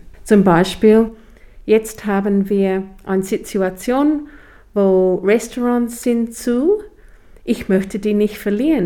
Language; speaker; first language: German; non-native, fluent; English